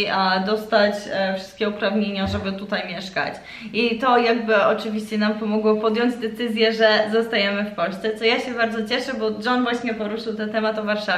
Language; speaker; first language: Polish; early bilingual, heritage; Polish